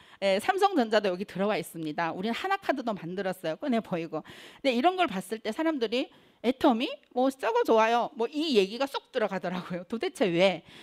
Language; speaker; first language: Korean; native; Korean